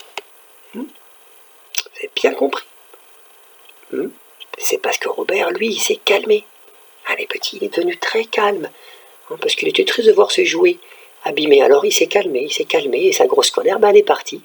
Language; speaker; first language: French; native; French